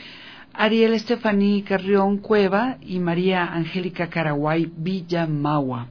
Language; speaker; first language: Spanish; native; Spanish